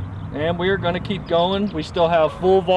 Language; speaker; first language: English; native; English